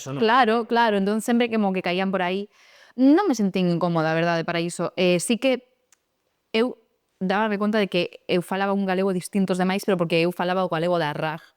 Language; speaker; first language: Galician; non-native, local second language; Spanish